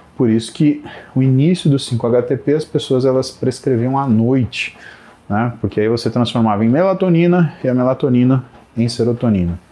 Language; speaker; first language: Portuguese; native; Portuguese